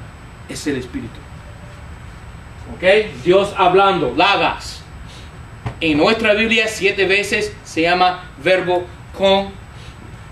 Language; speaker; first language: Spanish; non-native, fluent; English